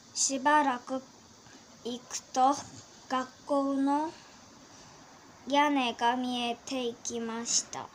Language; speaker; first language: Japanese; early bilingual, heritage; Korean